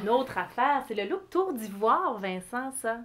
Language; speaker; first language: French; native; French